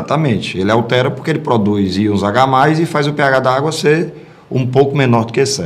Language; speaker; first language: Portuguese; native; Portuguese